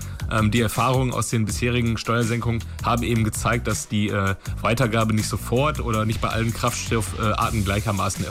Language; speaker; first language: German; native; German